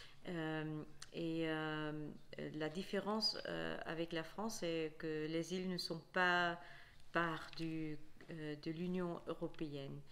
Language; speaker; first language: French; non-native, fluent; Dutch